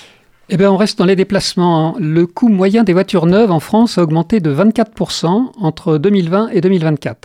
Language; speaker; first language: French; native; French